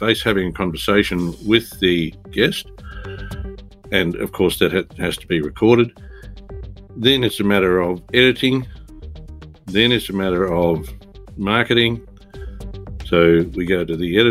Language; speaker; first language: English; native; English